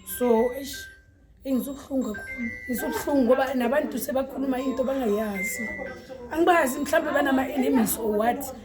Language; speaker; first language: Zulu; non-native, local second language; Tswana